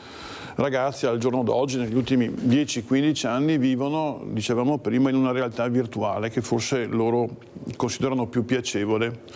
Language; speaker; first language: Italian; native; Italian